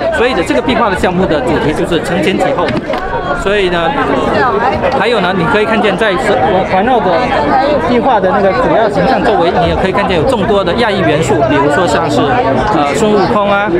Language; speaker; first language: Chinese; native; Chinese